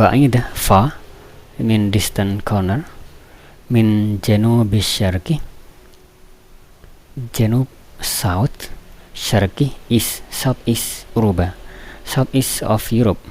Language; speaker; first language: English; non-native, fluent; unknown